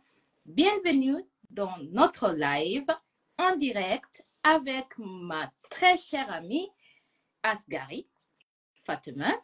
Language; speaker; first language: French; non-native, fluent; Gusii